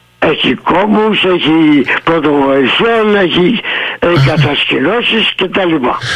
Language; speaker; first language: Greek; native; Greek